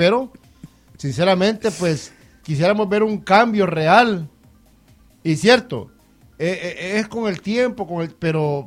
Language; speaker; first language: Spanish; native; Spanish